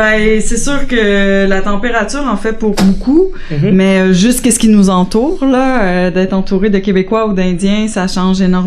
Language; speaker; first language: French; native; French